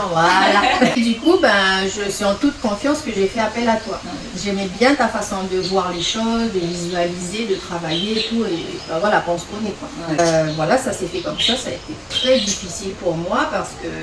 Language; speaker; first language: French; native; French